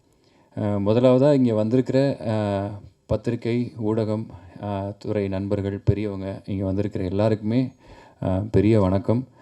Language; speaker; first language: Tamil; native; Tamil